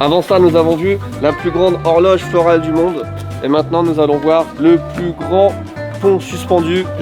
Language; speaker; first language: French; native; French